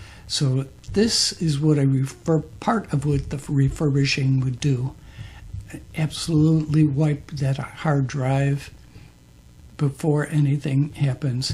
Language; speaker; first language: English; native; English